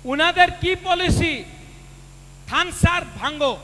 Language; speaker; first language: Bangla; non-native, local second language; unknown